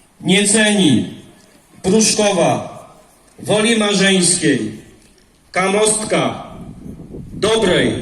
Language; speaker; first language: Polish; native; Polish